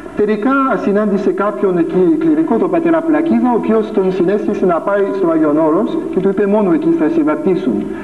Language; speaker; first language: Greek; non-native, fluent; French